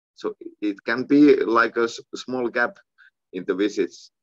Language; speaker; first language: English; non-native, fluent; Finnish